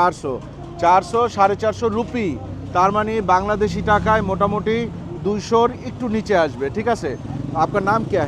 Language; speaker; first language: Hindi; non-native, learner; Bangla